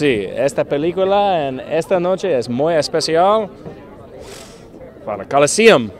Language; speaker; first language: Spanish; non-native, learner; English